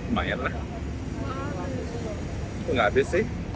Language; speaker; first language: Indonesian; native; Indonesian